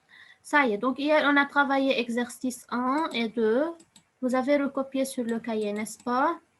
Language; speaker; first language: French; non-native, fluent; Arabic